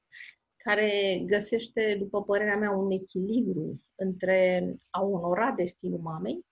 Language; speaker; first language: Romanian; native; Romanian